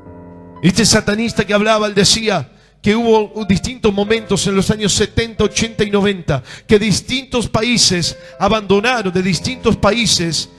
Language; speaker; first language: Spanish; native; Spanish